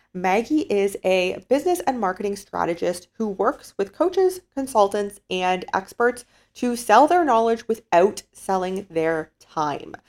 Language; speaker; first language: English; native; English